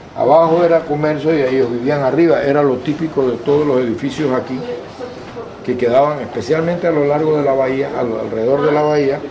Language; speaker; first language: Spanish; native; Spanish